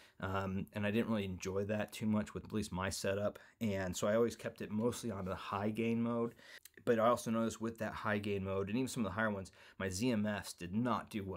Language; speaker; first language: English; native; English